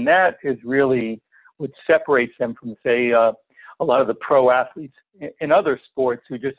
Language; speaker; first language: English; native; English